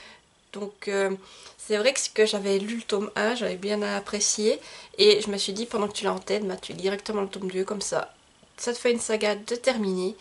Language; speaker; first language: French; native; French